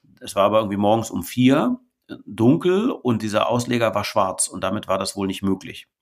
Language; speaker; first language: German; native; German